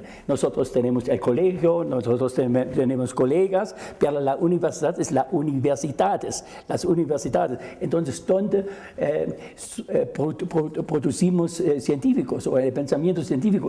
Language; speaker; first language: Spanish; non-native, fluent; German